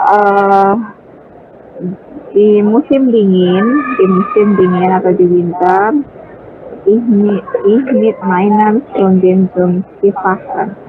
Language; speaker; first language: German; non-native, learner; Indonesian